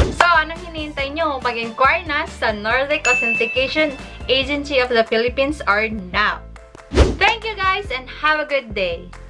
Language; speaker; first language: Filipino; non-native, local second language; Cebuano